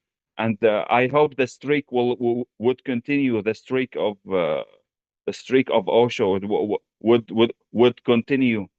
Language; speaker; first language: English; non-native, fluent; Arabic